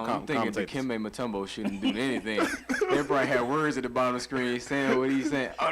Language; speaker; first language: English; native; English